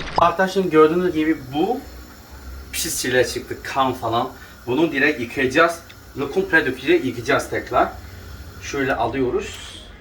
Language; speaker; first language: Turkish; non-native, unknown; Chinese